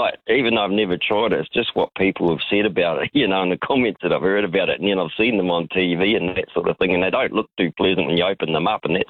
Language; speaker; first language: English; native; English